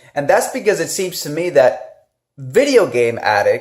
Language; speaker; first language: English; native; English